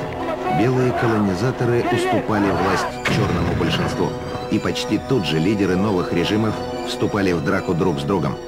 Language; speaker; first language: Russian; native; Russian